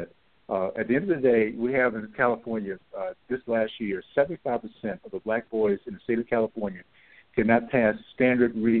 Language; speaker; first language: English; native; English